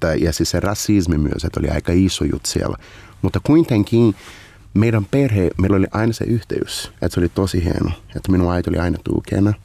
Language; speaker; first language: Finnish; non-native, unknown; Portuguese